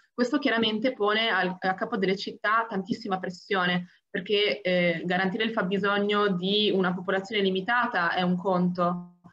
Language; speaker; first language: Italian; native; Italian